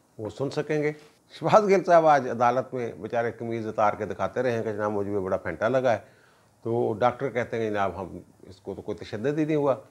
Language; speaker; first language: Urdu; non-native, local second language; Punjabi